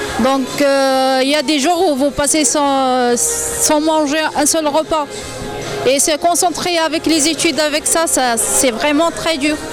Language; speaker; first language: French; non-native, local second language; Arabic